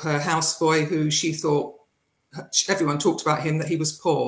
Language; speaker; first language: English; native; English